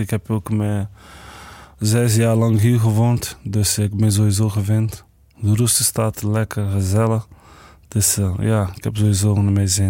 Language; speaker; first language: Dutch; non-native, learner; Portuguese